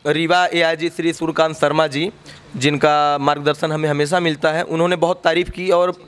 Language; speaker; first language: Hindi; native; Hindi